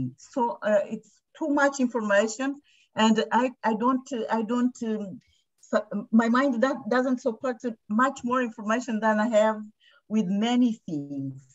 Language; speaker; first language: English; non-native, fluent; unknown